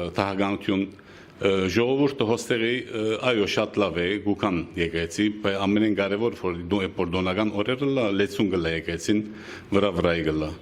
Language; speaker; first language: Armenian; native; Armenian